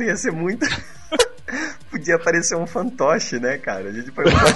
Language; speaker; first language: Portuguese; native; Portuguese